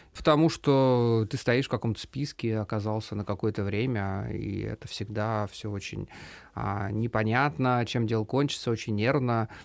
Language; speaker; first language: Russian; native; Russian